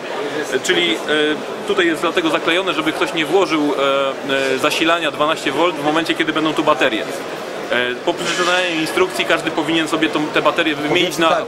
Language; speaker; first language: Polish; native; Polish